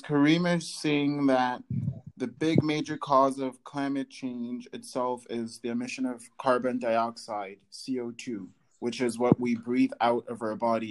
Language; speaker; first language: English; native; English